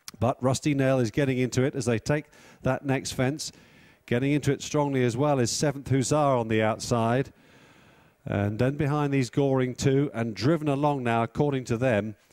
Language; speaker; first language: English; native; English